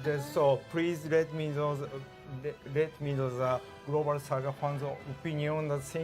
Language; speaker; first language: English; non-native, learner; Japanese